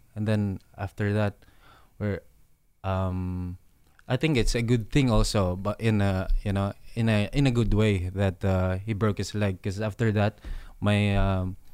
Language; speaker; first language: English; non-native, local second language; Hiligaynon